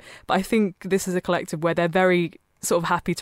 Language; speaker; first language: English; native; English